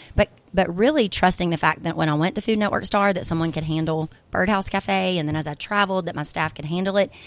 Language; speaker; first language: English; native; English